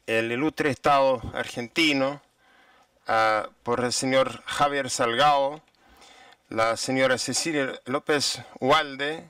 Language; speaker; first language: Spanish; non-native, fluent; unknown